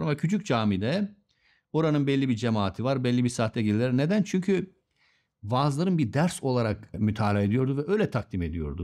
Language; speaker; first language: Turkish; native; Turkish